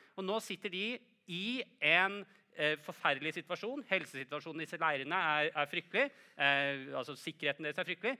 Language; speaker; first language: Norwegian; native; Norwegian